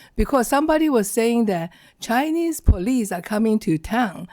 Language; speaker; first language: English; non-native, learner; Chinese